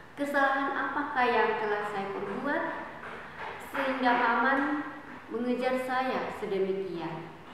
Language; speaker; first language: Indonesian; native; Indonesian